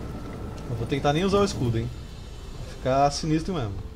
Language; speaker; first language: Portuguese; native; Portuguese